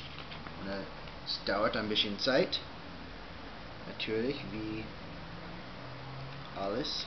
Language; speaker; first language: German; non-native, learner; English